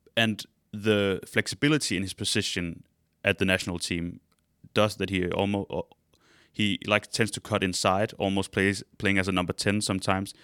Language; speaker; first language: English; non-native, fluent; Danish